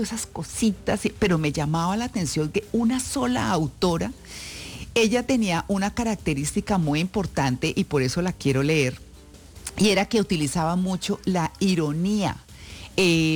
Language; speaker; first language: Spanish; native; Spanish